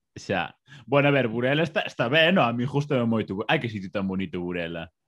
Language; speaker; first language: Galician; non-native, local second language; Spanish